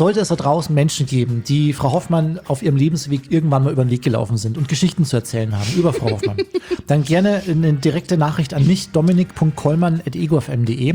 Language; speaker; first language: German; native; German